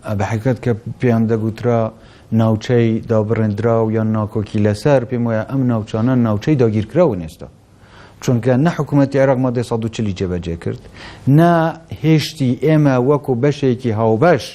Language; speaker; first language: Central Kurdish; non-native, local second language; Kurdish